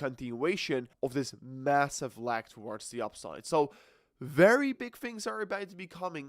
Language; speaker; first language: English; non-native, fluent; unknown